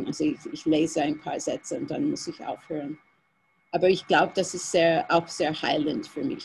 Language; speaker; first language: German; non-native, fluent; English